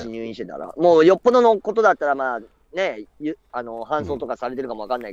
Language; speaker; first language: Japanese; native; Japanese